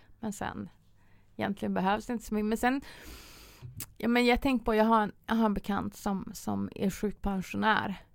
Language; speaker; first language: Swedish; native; Swedish